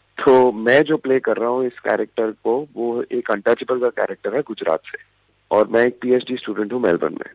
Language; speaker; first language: Hindi; native; Hindi